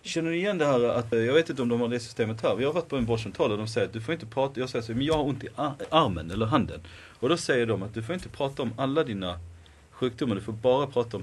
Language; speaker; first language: Swedish; native; Swedish